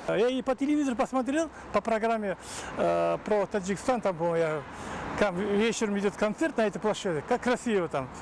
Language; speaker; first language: Russian; non-native, fluent; Tajik